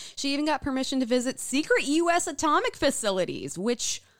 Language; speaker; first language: English; native; English